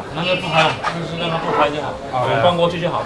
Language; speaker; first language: Chinese; native; Chinese